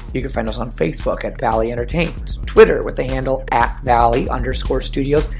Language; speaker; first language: English; native; English